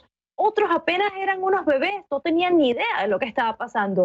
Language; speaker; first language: Spanish; native; Spanish